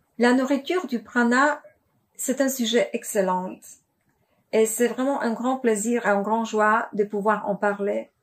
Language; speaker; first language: French; non-native, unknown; Polish